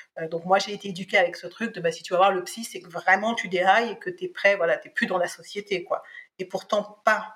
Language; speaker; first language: French; early bilingual, other home language; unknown